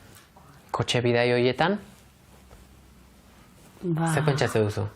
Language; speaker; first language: Basque; native; Basque